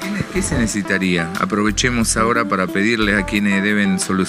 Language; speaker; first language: Spanish; native; Spanish